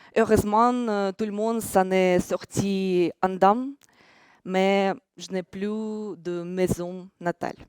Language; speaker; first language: French; non-native, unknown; Russian